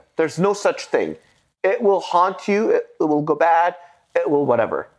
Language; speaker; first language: English; non-native, fluent; Arabic